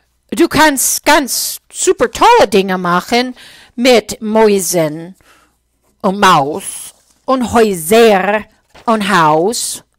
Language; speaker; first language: German; non-native, fluent; English